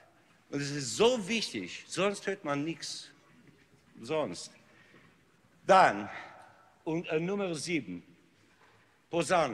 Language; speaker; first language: German; non-native, fluent; English